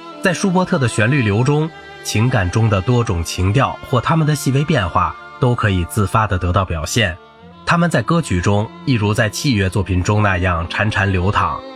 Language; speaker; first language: Chinese; native; Chinese